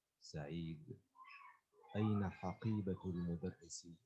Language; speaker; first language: Arabic; non-native, learner; Indonesian